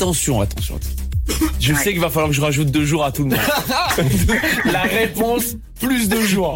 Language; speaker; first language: French; native; French